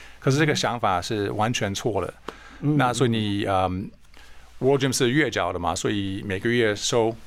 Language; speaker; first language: Chinese; non-native, fluent; English